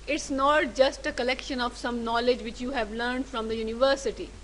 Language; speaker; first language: English; non-native, local second language; Urdu